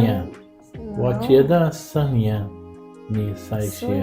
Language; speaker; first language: Chinese; non-native, learner; Portuguese